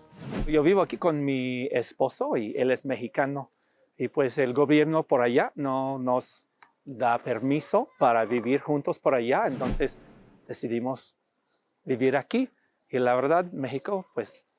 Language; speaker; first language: Spanish; non-native, fluent; English